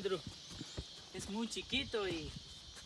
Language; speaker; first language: Spanish; native; Spanish